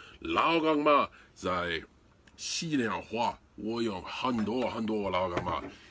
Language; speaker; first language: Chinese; non-native, learner; English